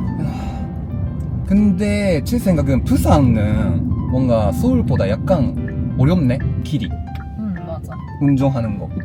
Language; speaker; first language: Korean; non-native, learner; Japanese